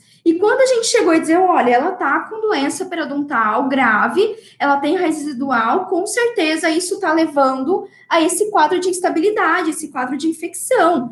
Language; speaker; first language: Portuguese; native; Portuguese